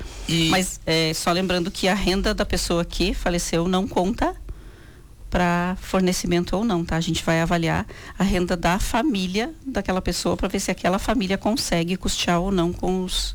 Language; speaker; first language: Portuguese; native; Portuguese